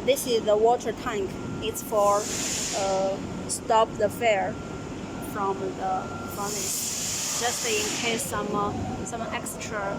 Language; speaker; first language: English; non-native, learner; Chinese